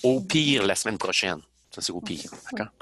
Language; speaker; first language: French; native; French